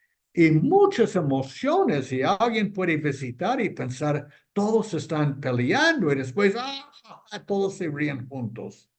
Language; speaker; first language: Spanish; non-native, fluent; English